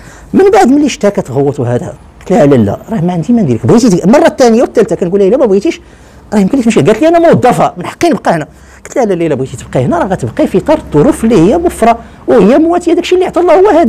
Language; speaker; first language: Arabic; native; Arabic